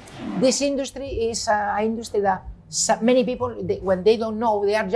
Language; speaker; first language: English; non-native, fluent; Spanish